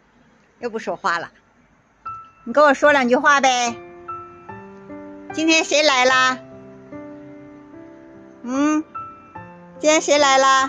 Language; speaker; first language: Chinese; native; Chinese